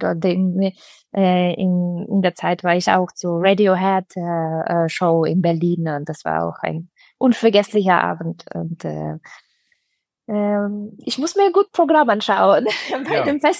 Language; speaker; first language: German; non-native, fluent; Russian